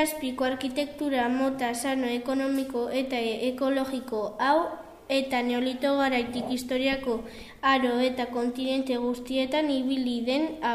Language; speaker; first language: Basque; non-native, local second language; Spanish